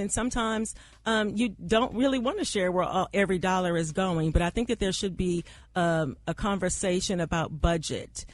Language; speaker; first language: English; native; English